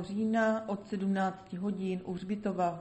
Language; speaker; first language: Czech; native; Czech